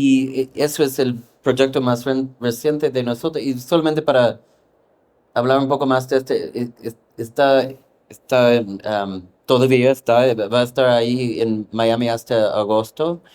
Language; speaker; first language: Spanish; non-native, fluent; English